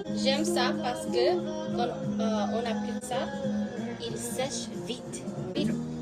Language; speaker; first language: French; non-native, fluent; English